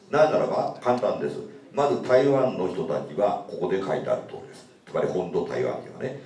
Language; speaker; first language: Japanese; native; Japanese